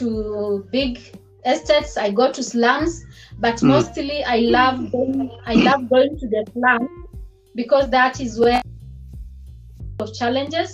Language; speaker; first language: English; non-native, local second language; Luyia